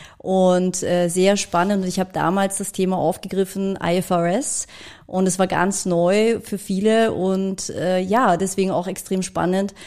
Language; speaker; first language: German; early bilingual, other home language; Polish